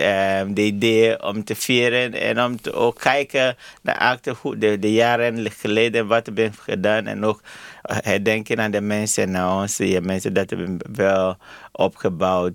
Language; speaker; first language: Dutch; non-native, learner; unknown